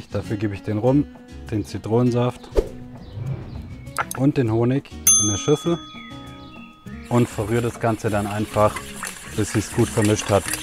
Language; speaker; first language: German; native; German